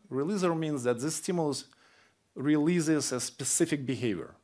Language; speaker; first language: English; non-native, fluent; Russian